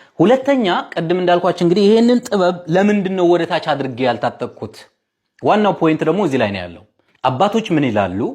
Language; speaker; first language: Amharic; native; Amharic